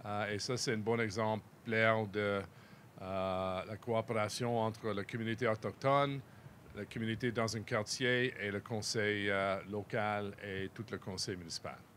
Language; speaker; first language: French; non-native, fluent; English